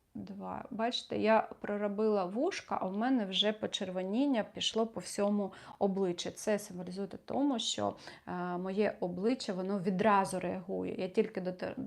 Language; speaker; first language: Ukrainian; non-native, local second language; Russian